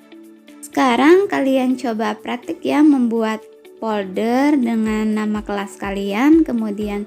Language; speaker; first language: Indonesian; native; Indonesian